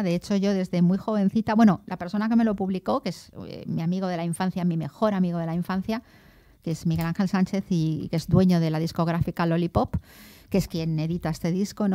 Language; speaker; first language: Spanish; native; Spanish